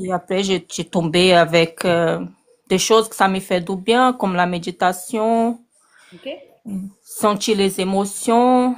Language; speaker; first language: French; non-native, learner; Portuguese